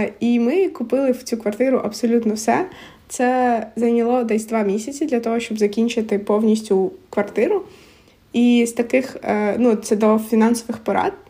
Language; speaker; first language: Ukrainian; non-native, local second language; Russian